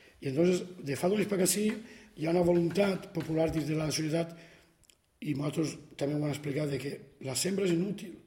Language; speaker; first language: Catalan; native; Catalan